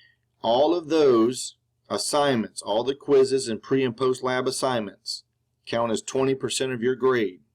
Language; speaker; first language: English; native; English